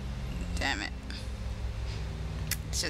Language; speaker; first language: English; native; English